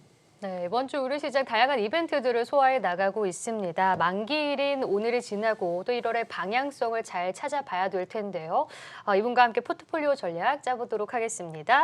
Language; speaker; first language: Korean; native; Korean